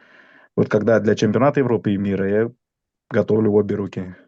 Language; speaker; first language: Russian; non-native, fluent; Romanian